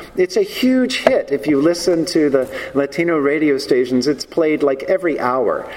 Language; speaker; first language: English; native; English